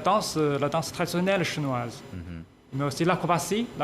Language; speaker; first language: French; non-native, fluent; Chinese